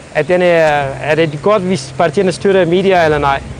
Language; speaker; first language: Danish; non-native, fluent; Central Kurdish